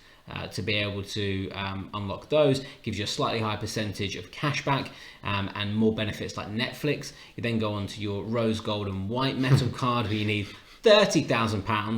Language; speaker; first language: English; native; English